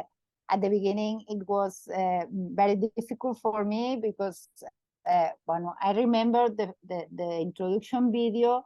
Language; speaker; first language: English; non-native, learner; Catalan